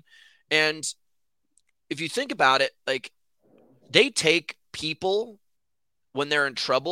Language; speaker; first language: English; native; English